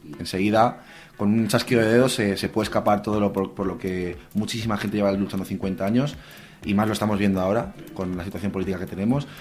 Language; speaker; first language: Spanish; native; Spanish